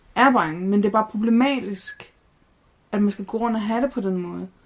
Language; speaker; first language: Danish; native; Danish